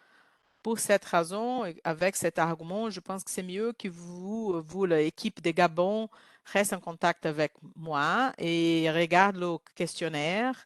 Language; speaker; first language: French; non-native, learner; Portuguese